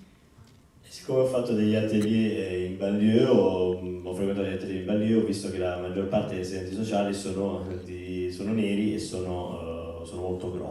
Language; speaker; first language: Italian; native; Italian